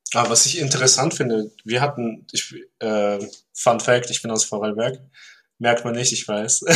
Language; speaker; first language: German; early bilingual, other home language; Turkish